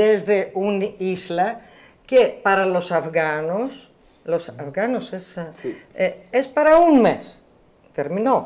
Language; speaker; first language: Spanish; non-native, learner; Greek